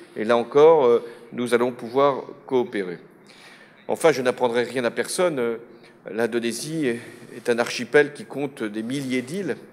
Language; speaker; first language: French; native; French